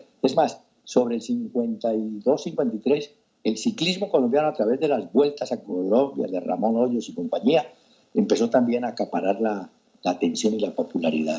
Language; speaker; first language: Spanish; native; Spanish